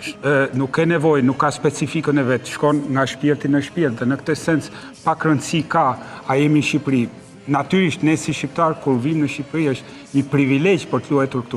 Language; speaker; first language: Albanian; native; Albanian